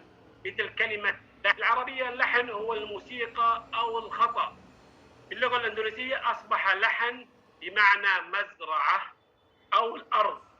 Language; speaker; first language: Arabic; non-native, fluent; Indonesian